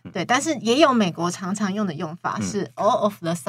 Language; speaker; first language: Chinese; native; Chinese